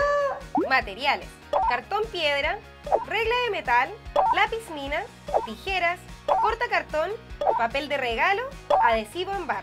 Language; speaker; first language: Spanish; native; Spanish